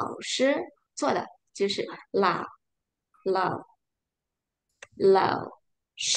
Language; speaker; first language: Chinese; non-native, fluent; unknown